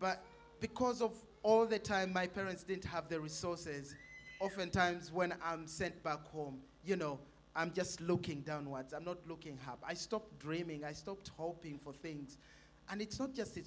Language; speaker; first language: English; non-native, local second language; Ganda